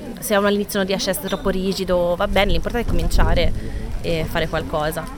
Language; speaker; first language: Italian; native; Italian